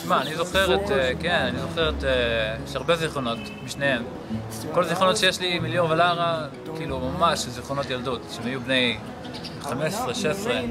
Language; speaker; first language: Hebrew; native; Hebrew